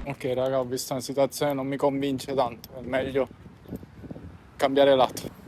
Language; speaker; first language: Italian; native; Italian